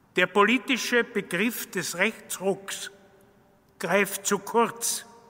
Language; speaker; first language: German; native; German